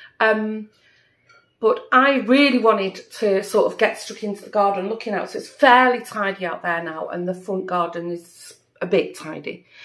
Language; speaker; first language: English; native; English